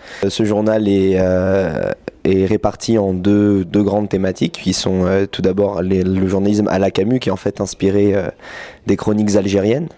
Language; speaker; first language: French; native; French